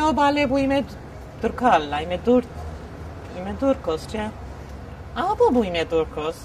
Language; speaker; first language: Greek; non-native, local second language; Turkish